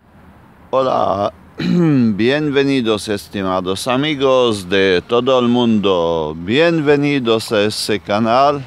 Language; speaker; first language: Spanish; non-native, fluent; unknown